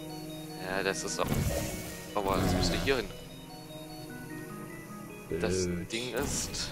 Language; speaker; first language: German; native; German